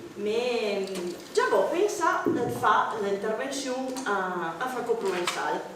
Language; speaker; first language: French; non-native, fluent; Italian